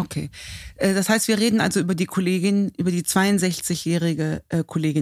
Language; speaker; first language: German; native; German